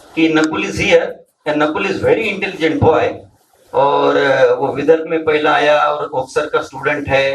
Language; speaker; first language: Hindi; non-native, local second language; Marathi